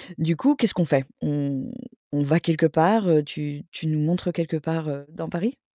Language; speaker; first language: French; native; French